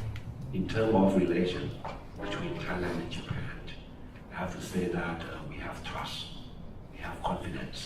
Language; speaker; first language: English; non-native, fluent; Thai